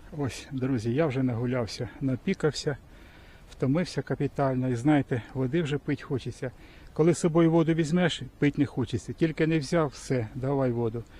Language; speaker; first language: Ukrainian; native; Ukrainian